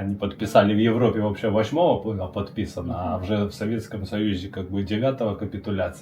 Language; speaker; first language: Russian; native; Russian